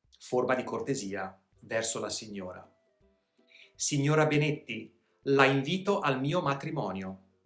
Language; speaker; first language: Italian; native; Italian